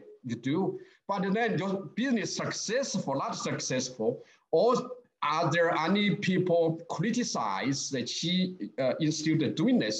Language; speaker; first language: English; non-native, learner; Chinese